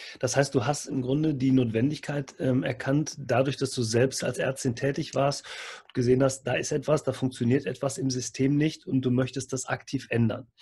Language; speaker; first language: German; native; German